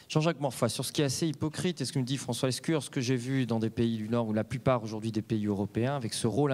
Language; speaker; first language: French; native; French